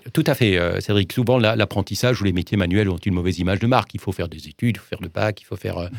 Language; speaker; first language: French; native; French